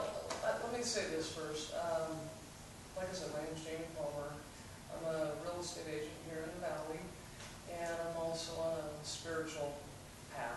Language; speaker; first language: English; native; English